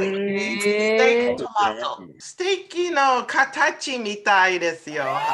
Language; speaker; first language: Japanese; non-native, learner; English